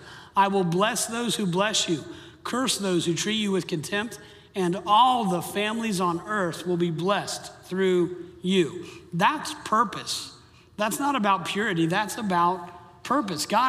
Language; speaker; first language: English; native; English